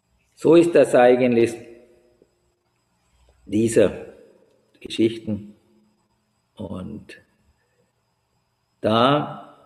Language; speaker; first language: German; non-native, learner; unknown